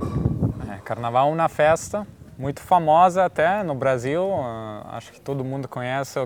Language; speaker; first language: Portuguese; non-native, fluent; Italian